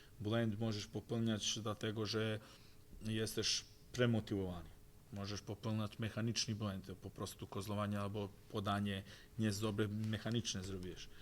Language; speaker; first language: Polish; non-native, fluent; Croatian